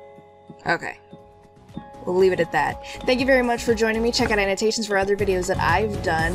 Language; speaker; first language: English; native; English